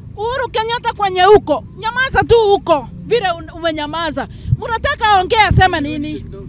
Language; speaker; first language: Swahili; non-native, local second language; Kikuyu